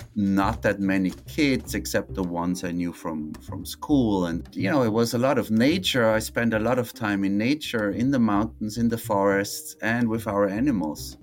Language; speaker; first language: English; non-native, fluent; German